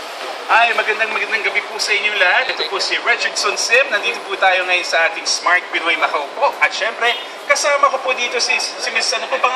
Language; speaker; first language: Filipino; native; Filipino